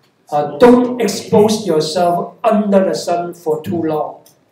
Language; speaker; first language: English; non-native, local second language; Cantonese